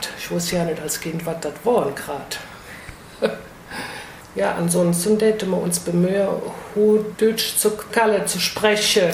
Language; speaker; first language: German; native; German